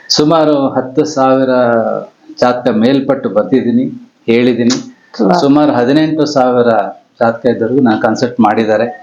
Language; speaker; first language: Kannada; non-native, local second language; Telugu